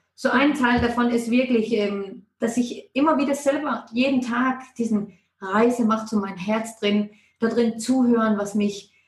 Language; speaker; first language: German; non-native, fluent; Danish